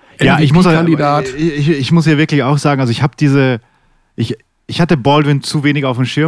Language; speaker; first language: German; native; German